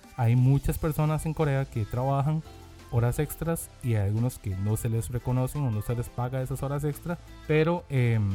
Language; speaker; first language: Spanish; non-native, fluent; Korean